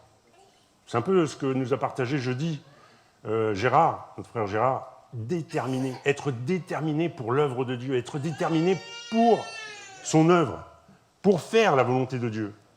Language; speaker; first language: French; native; French